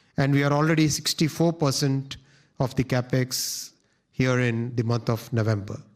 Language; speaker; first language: English; non-native, local second language; Hindi